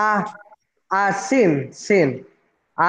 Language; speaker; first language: English; non-native, learner; Spanish